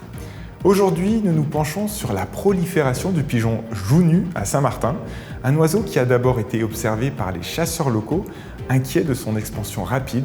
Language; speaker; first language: French; native; French